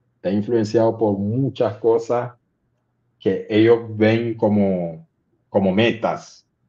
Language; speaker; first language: Spanish; non-native, local second language; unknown